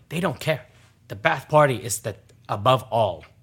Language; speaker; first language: English; non-native, fluent; Arabic